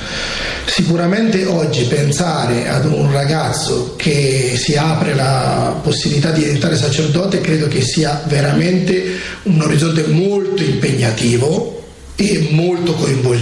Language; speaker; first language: Italian; native; Italian